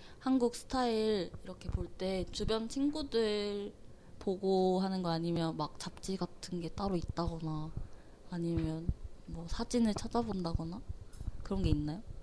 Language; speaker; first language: Korean; native; Korean